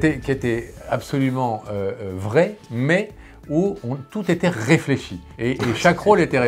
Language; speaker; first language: French; native; French